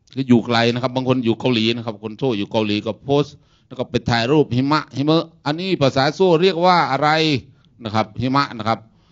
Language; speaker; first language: Thai; non-native, local second language; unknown